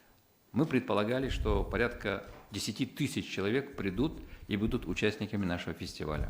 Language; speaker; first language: Russian; native; Russian